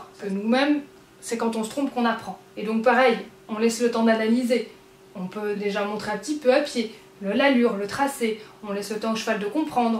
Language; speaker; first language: French; native; French